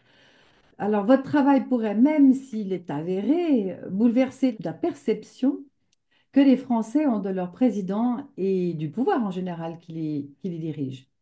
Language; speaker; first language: French; native; French